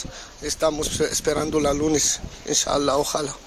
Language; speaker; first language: Spanish; non-native, learner; Arabic